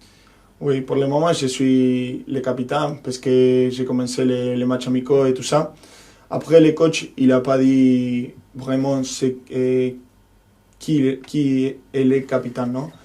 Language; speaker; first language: French; non-native, fluent; Spanish